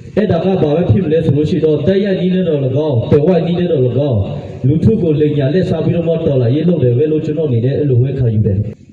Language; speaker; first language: Burmese; non-native, local second language; Western Kayah